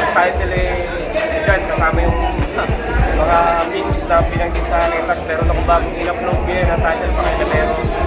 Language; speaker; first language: Filipino; native; Filipino